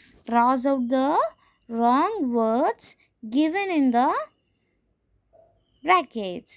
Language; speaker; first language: English; non-native, local second language; Tamil